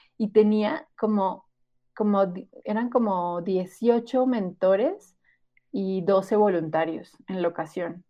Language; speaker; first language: Spanish; native; Spanish